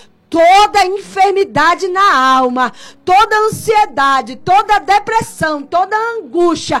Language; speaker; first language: Portuguese; native; Portuguese